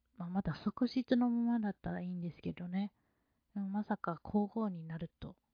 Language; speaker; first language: Japanese; non-native, fluent; Chinese